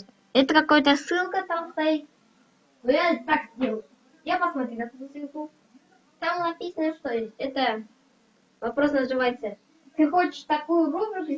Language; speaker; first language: Russian; non-native, local second language; Kazakh